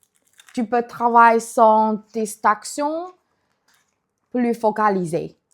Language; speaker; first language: French; non-native, learner; Chinese